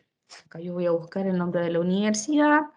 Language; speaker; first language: Spanish; native; Spanish